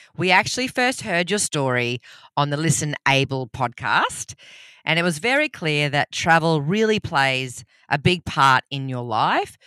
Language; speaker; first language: English; native; English